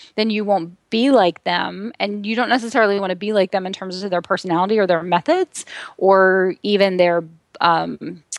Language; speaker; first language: English; native; English